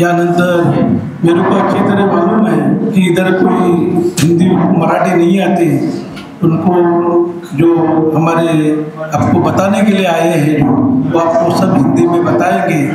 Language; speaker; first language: Hindi; non-native, local second language; Marathi